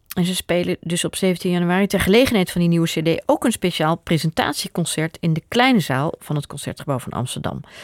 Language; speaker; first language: Dutch; native; Dutch